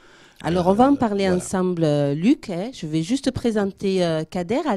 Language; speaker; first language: French; native; French